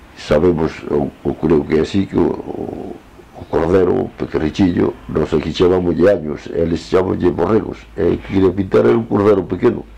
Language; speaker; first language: Galician; native; Galician